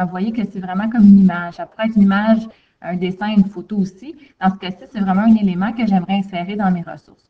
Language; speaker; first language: French; native; French